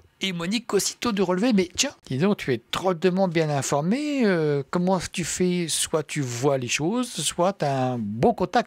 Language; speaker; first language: French; native; French